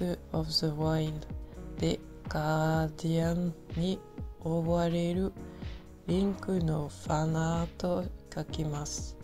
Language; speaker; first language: Japanese; non-native, learner; French